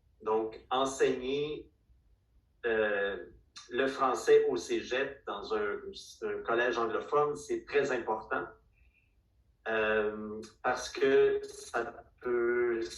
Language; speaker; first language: French; native; French